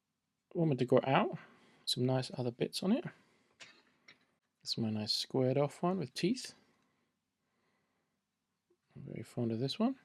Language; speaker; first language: English; native; English